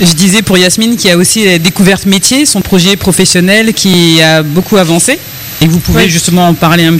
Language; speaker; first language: French; native; French